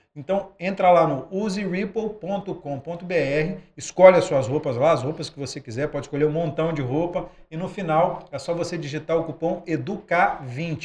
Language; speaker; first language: Portuguese; native; Portuguese